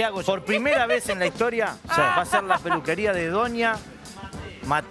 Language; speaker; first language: Spanish; native; Spanish